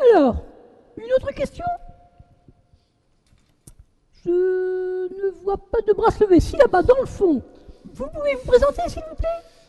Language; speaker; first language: French; native; French